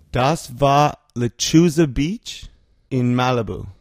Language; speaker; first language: German; non-native, learner; English